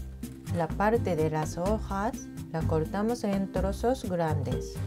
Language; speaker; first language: Spanish; non-native, fluent; Japanese